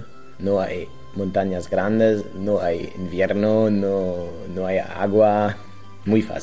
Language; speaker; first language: Spanish; non-native, learner; German